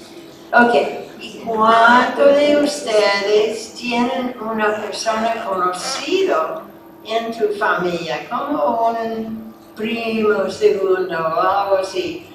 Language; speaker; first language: Spanish; non-native, fluent; English